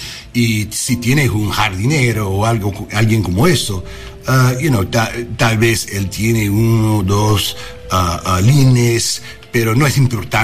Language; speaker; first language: Spanish; non-native, learner; English